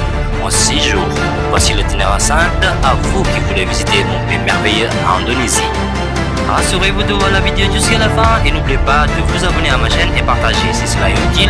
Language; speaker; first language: French; non-native, fluent; Indonesian